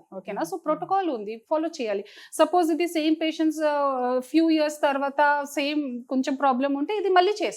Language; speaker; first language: Telugu; non-native, local second language; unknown